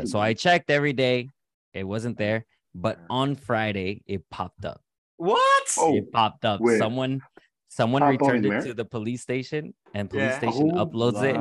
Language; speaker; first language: English; native; English